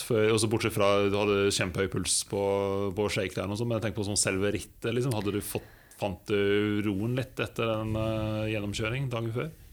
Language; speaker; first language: Norwegian; native; Norwegian